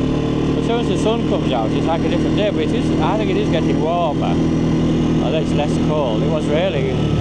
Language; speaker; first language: English; native; English